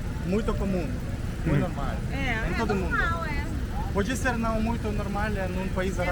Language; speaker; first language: Portuguese; non-native, learner; Russian